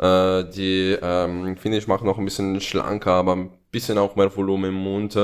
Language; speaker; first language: German; non-native, fluent; Italian